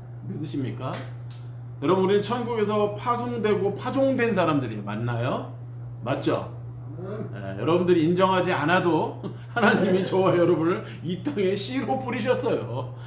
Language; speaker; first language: Korean; native; Korean